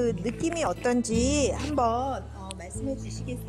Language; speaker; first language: Korean; native; Korean